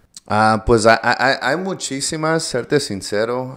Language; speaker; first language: Spanish; early bilingual, heritage; Spanish